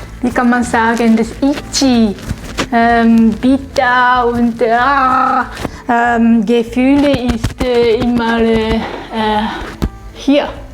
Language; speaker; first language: German; non-native, learner; Japanese